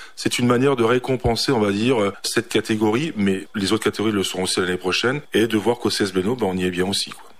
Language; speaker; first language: French; native; French